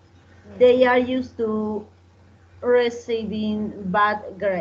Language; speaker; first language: English; non-native, learner; Spanish